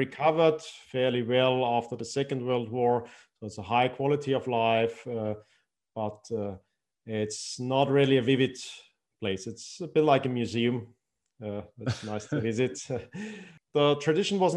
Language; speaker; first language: English; non-native, fluent; German